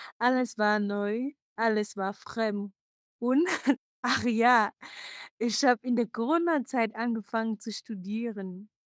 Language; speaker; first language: German; non-native, fluent; French